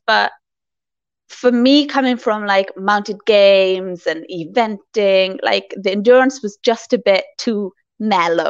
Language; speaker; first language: English; native; English